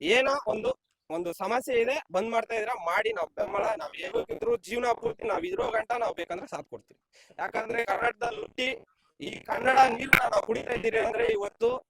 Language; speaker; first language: Kannada; native; Kannada